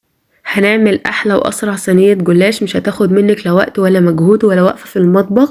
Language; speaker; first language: Arabic; native; Arabic